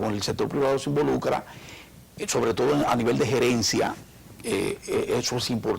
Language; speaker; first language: Spanish; native; Spanish